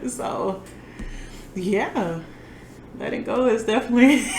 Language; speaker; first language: English; native; English